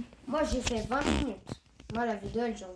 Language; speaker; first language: French; native; French